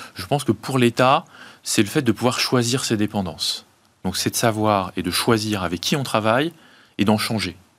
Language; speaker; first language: French; native; French